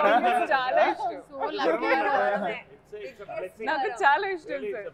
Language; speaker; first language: Telugu; non-native, learner; Hindi